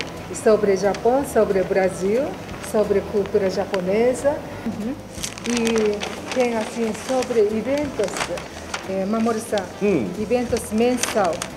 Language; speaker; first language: Portuguese; non-native, learner; Japanese